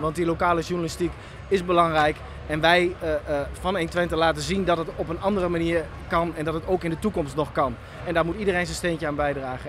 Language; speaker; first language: Dutch; native; Dutch